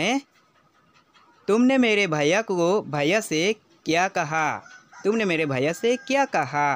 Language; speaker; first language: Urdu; non-native, local second language; Assamese